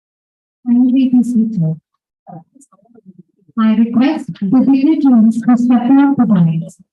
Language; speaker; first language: English; non-native, local second language; Malayalam